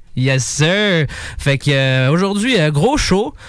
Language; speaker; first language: French; native; French